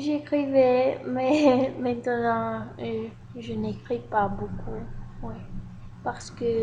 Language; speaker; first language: French; non-native, learner; Bulgarian